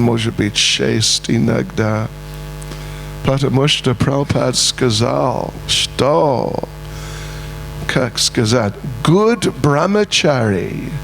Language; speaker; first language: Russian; non-native, learner; English